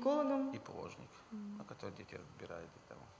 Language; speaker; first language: Polish; native; Polish